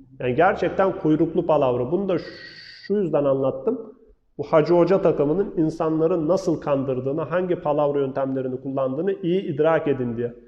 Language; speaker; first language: Turkish; native; Turkish